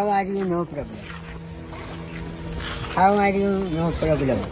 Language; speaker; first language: English; non-native, learner; Gujarati